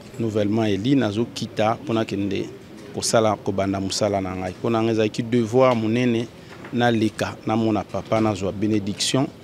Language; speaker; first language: Lingala; non-native, local second language; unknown